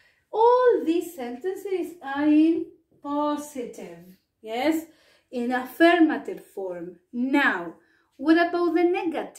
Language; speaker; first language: English; non-native, fluent; Spanish